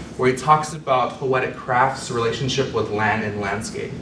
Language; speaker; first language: English; native; English